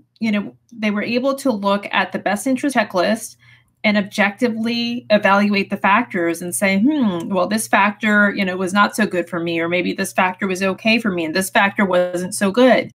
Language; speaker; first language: English; native; English